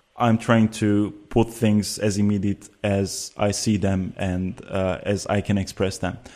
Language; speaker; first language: English; non-native, fluent; Turkish